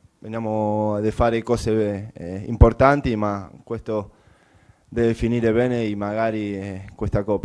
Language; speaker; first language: Italian; non-native, learner; Spanish